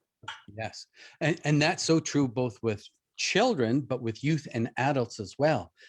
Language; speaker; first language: English; native; English